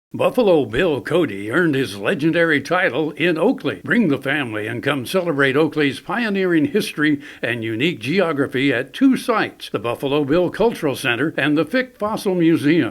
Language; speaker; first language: English; native; English